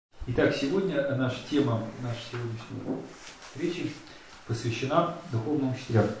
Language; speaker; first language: Russian; native; Russian